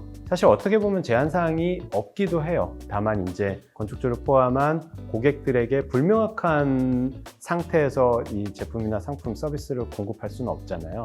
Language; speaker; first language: Korean; native; Korean